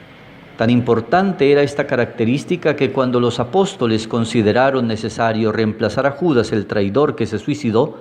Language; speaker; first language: Spanish; native; Spanish